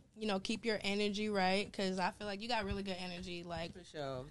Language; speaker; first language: English; native; English